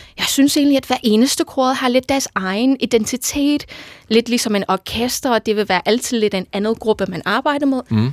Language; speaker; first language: Danish; non-native, fluent; English